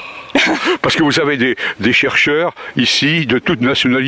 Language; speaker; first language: French; native; French